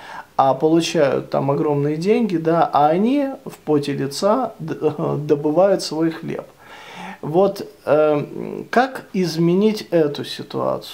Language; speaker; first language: Russian; native; Russian